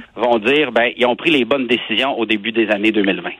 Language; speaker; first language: French; native; French